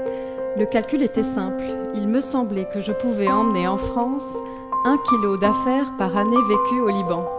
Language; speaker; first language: French; non-native, local second language; Arabic